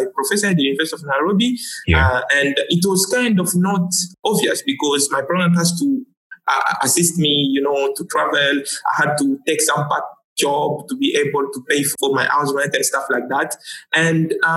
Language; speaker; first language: English; non-native, fluent; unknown